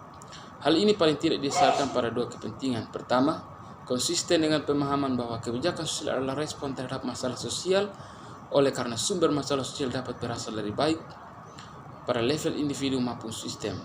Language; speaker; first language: Indonesian; native; Indonesian